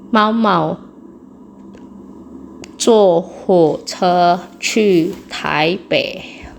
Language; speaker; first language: Chinese; non-native, fluent; Indonesian